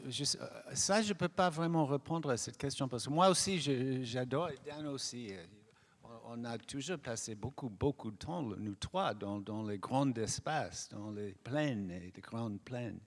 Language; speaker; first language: French; non-native, fluent; English